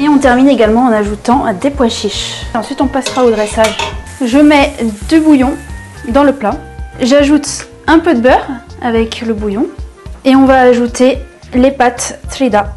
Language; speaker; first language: French; native; French